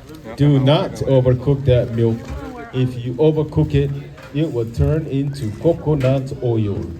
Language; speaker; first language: English; non-native, local second language; Samoan